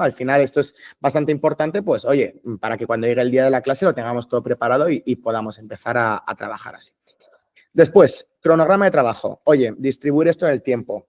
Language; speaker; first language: Spanish; native; Spanish